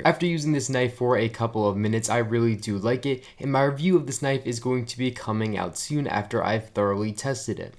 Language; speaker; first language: English; native; English